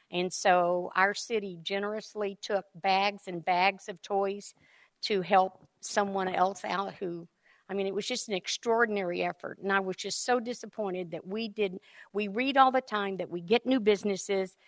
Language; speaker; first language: English; native; English